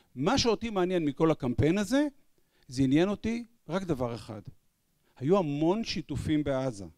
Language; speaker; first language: Hebrew; native; Hebrew